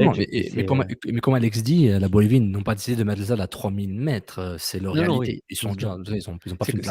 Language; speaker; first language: French; native; French